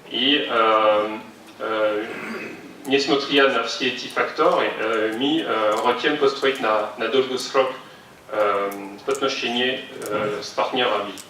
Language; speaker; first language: Russian; non-native, fluent; French